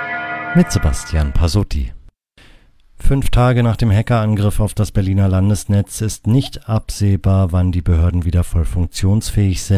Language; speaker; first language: German; native; German